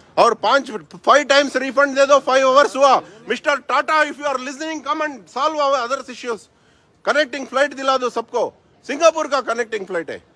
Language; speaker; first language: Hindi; non-native, local second language; Kannada